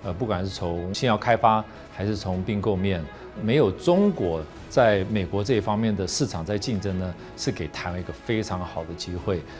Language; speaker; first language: Chinese; non-native, fluent; English